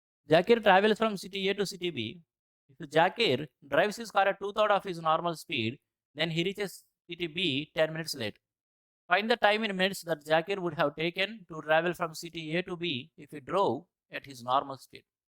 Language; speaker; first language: English; non-native, local second language; Telugu